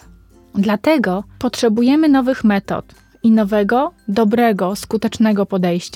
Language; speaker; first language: Polish; native; Polish